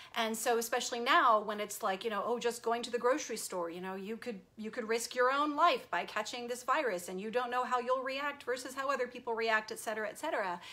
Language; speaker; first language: English; native; English